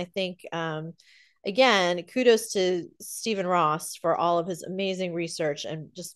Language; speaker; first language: English; native; English